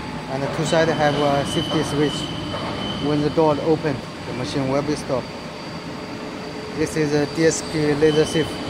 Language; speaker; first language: English; non-native, learner; Chinese